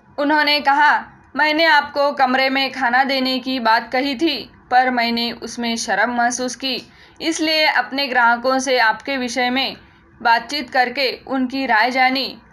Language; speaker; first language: Hindi; non-native, local second language; Marathi